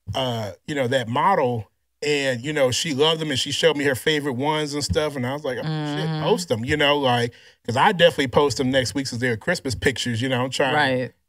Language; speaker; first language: English; native; English